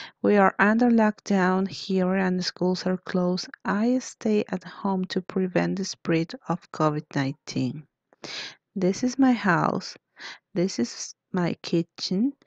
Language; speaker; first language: English; non-native, fluent; Spanish